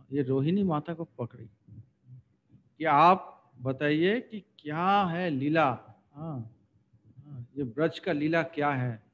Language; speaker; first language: Hindi; non-native, local second language; Bangla